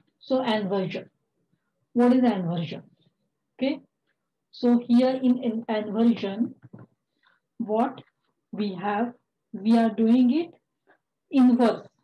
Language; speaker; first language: English; non-native, local second language; Marathi